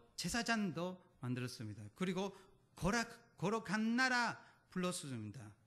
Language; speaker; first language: Korean; non-native, learner; Spanish